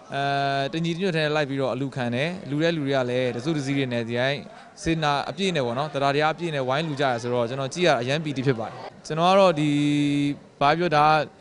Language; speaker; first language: Burmese; native; Burmese